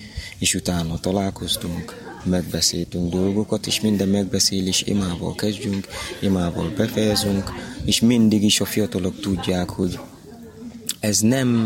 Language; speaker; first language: Hungarian; non-native, learner; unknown